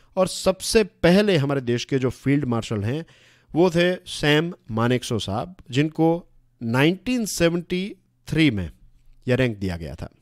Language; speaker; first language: Hindi; non-native, local second language; Gujarati